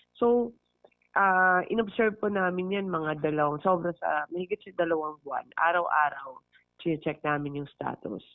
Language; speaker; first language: Filipino; non-native, local second language; Hiligaynon